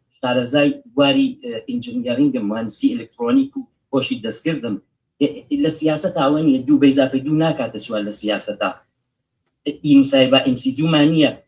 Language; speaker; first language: Central Kurdish; native; Central Kurdish